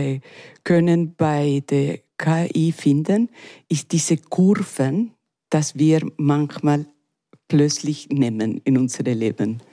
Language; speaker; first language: German; non-native, learner; Spanish